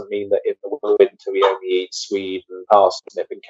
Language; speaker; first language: English; native; English